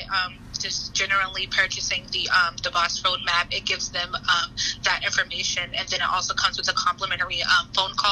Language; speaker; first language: English; native; English